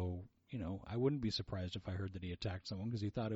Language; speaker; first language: English; early bilingual, other home language; Portuguese